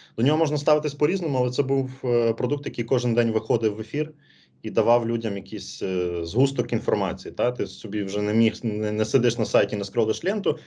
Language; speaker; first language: Ukrainian; native; Ukrainian